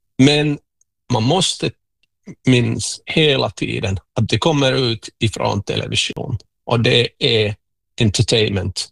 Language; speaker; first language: Swedish; non-native, local second language; Finnish